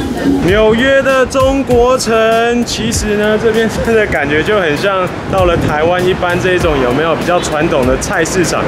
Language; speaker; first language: Chinese; native; Chinese